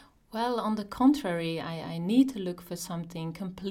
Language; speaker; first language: English; non-native, fluent; Dutch